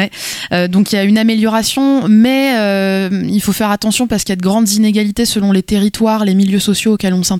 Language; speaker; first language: French; native; French